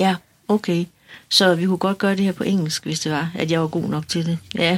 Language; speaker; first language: Danish; native; Danish